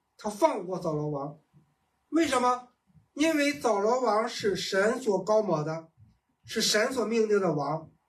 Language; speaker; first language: Chinese; native; Chinese